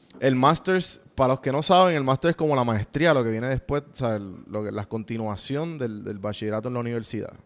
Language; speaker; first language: Spanish; native; Spanish